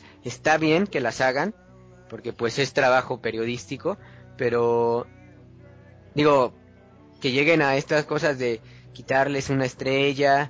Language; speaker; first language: Spanish; native; Spanish